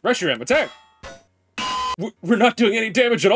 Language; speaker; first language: English; native; English